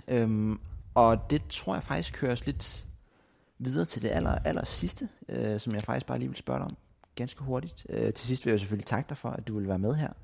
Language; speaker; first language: Danish; native; Danish